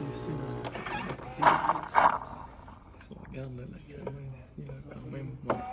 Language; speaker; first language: French; native; French